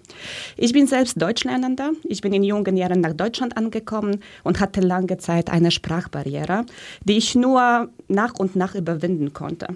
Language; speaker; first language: German; early bilingual, other home language; Polish